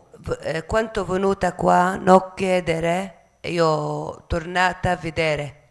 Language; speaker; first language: Italian; non-native, local second language; Arabic